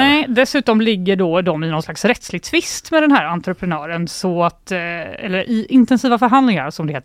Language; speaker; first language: Swedish; native; Swedish